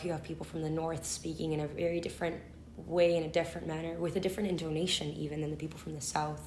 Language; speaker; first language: English; non-native, fluent; Spanish